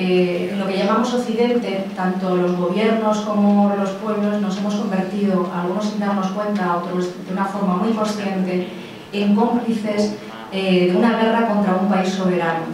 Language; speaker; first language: Spanish; native; Spanish